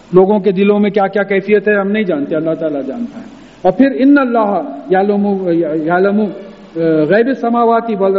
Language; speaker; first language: Urdu; native; Urdu